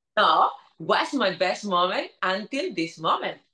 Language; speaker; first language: English; non-native, learner; Spanish